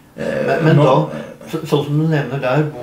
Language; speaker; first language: Norwegian; native; Norwegian